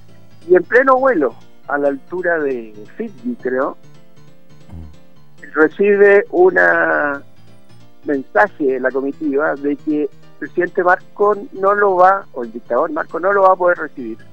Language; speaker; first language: Spanish; native; Spanish